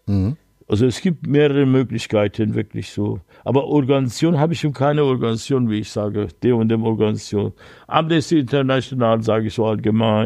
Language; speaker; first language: German; non-native, learner; Persian